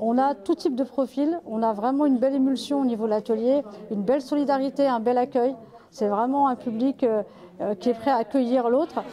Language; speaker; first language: French; native; French